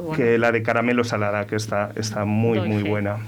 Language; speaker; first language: Spanish; native; Spanish